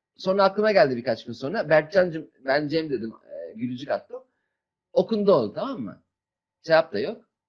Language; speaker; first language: Turkish; native; Turkish